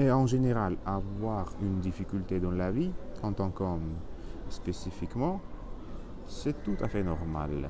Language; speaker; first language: French; non-native, learner; Spanish